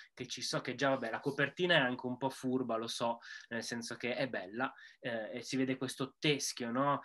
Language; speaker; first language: Italian; native; Italian